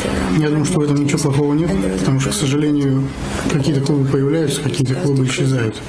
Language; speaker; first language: Russian; native; Russian